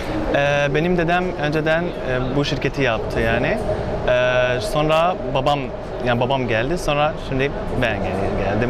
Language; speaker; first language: Turkish; non-native, learner; Arabic